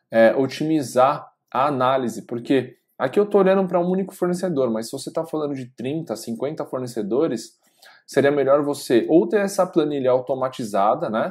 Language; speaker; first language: Portuguese; native; Portuguese